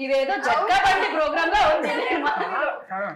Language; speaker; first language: Telugu; native; Telugu